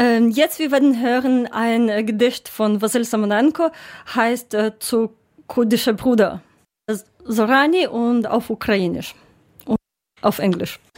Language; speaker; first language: German; non-native, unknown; Ukrainian